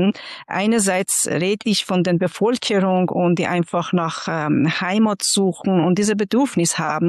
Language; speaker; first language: German; non-native, fluent; Persian